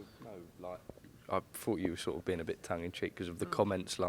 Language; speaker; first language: English; native; English